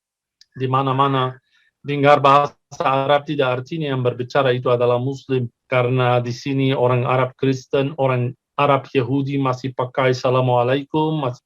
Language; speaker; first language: Indonesian; non-native, fluent; Arabic